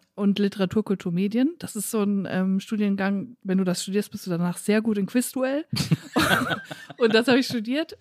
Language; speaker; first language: German; native; German